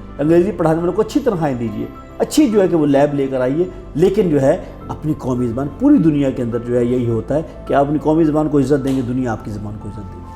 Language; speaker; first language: Urdu; native; Urdu